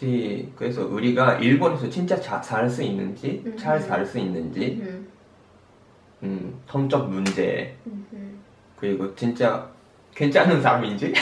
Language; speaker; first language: Korean; non-native, fluent; Japanese